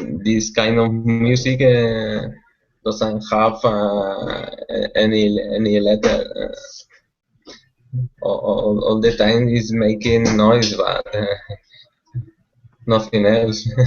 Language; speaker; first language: English; non-native, learner; Spanish